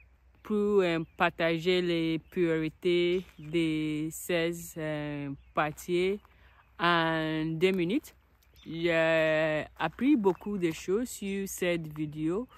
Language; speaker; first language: French; non-native, learner; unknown